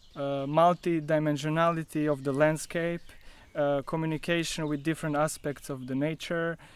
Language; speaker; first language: English; non-native, fluent; Croatian